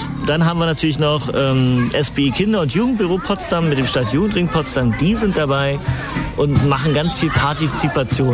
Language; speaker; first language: German; native; German